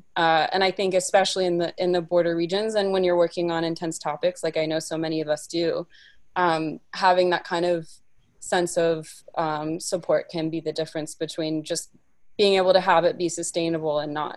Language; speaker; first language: English; native; English